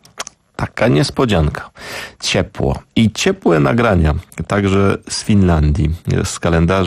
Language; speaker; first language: Polish; native; Polish